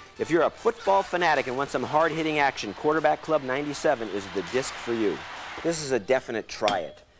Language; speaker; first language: English; native; English